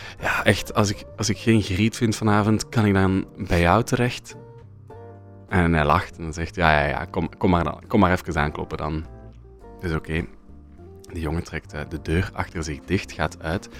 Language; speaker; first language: Dutch; native; Dutch